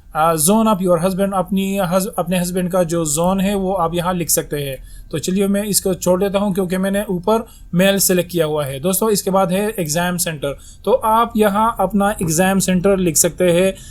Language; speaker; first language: Urdu; native; Urdu